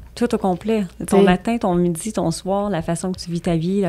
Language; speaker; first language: French; native; French